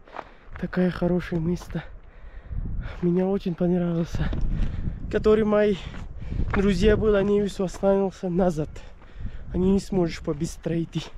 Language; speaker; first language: Russian; non-native, learner; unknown